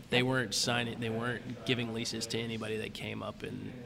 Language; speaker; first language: English; native; English